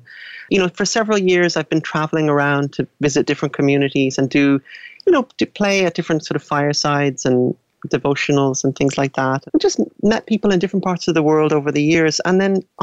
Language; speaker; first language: English; native; English